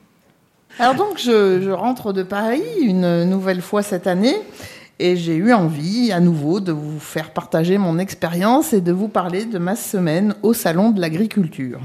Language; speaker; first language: French; native; French